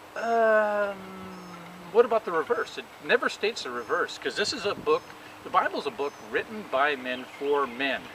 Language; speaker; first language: English; native; English